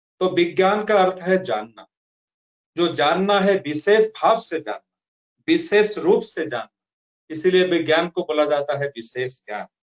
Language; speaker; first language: Hindi; non-native, local second language; Odia